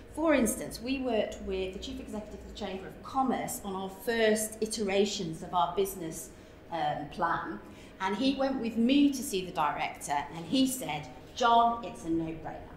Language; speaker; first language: English; native; English